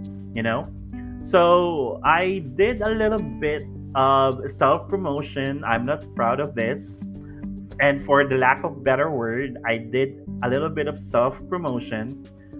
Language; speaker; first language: English; non-native, local second language; Cebuano